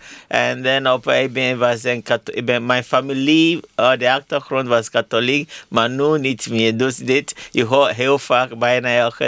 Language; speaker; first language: Dutch; non-native, learner; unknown